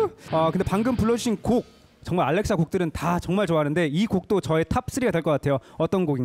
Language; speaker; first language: Korean; native; Korean